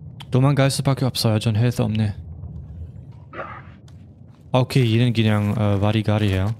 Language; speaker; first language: Korean; non-native, fluent; German